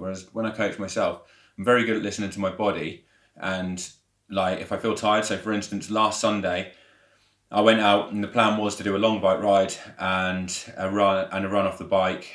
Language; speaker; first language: English; native; English